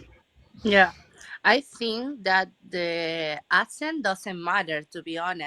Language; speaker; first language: English; non-native, learner; Spanish